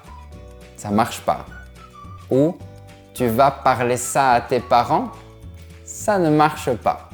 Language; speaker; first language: French; native; French